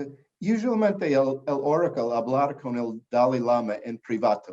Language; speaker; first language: Spanish; non-native, learner; English